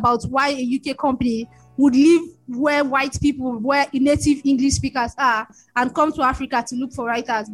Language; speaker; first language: English; non-native, local second language; Igbo